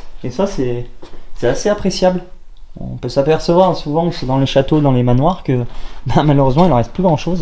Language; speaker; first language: French; native; French